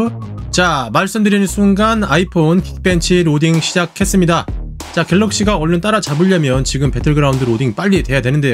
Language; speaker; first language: Korean; native; Korean